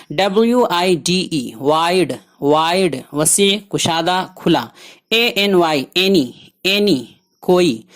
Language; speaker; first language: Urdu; native; Urdu